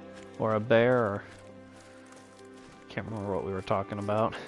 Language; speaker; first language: English; native; English